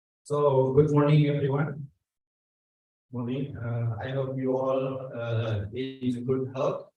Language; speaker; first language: English; non-native, learner; Indonesian